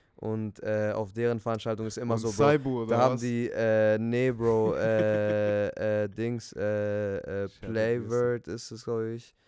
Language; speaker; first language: German; early bilingual, other home language; Spanish